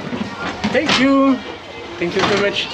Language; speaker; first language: English; non-native, learner; French